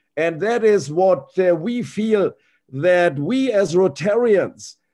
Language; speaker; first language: English; non-native, fluent; German